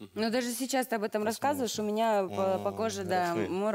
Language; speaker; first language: Russian; native; Russian